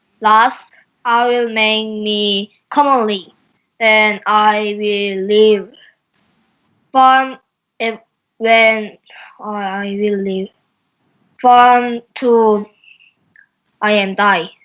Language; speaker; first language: English; non-native, learner; Korean